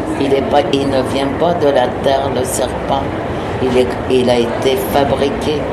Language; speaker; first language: French; non-native, local second language; Innu-aimun